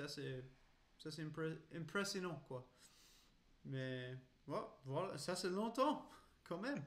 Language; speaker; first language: French; non-native, learner; English